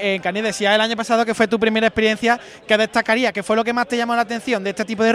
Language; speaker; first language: Spanish; native; Spanish